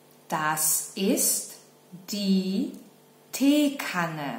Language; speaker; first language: German; non-native, fluent; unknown